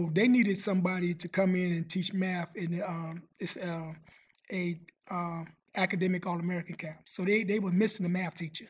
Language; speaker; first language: English; native; English